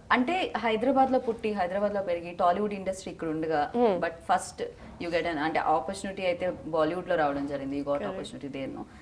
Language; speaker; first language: Telugu; native; Telugu